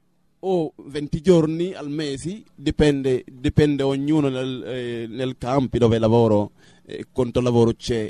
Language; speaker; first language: Italian; non-native, fluent; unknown